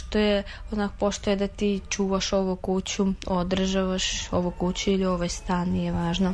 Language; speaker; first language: Serbian; non-native, fluent; Russian